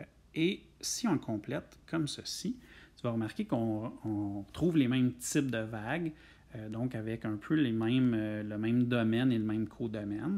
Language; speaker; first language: French; native; French